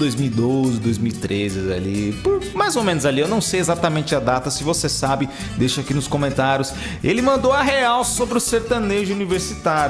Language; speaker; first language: Portuguese; native; Portuguese